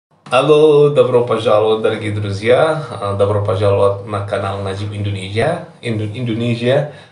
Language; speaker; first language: Russian; non-native, learner; Javanese